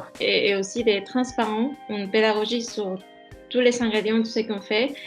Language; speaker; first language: French; non-native, fluent; Spanish